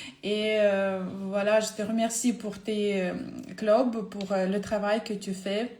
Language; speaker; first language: French; non-native, fluent; Ukrainian